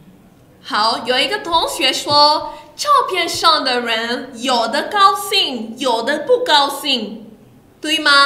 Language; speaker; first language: Chinese; non-native, fluent; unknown